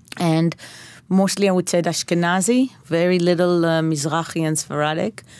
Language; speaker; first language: English; non-native, fluent; Hebrew